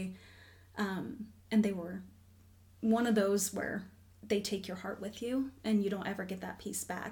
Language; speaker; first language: English; native; English